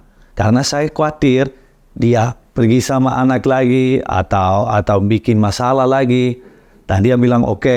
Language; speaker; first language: Indonesian; non-native, learner; Dutch